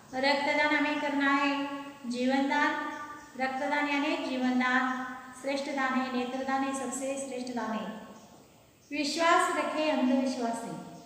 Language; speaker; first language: Hindi; non-native, local second language; Marathi